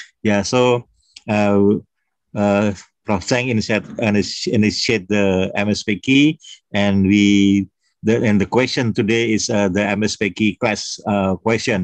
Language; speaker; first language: English; non-native, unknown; Indonesian